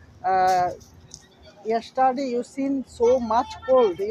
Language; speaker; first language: English; non-native, learner; Bangla